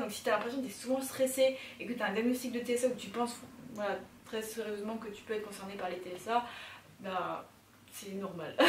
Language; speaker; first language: French; native; French